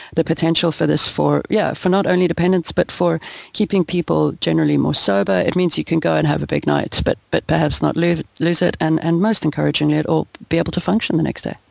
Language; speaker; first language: English; native; English